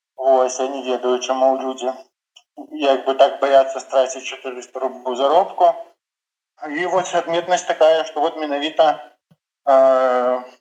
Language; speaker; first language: Belarusian; non-native, local second language; Russian